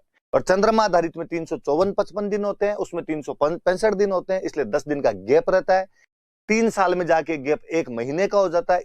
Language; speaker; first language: Hindi; native; Hindi